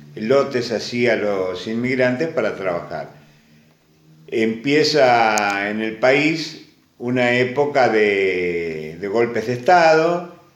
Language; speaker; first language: Spanish; early bilingual, other home language; Greek